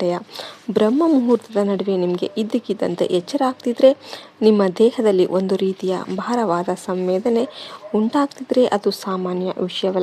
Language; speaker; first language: Kannada; native; Kannada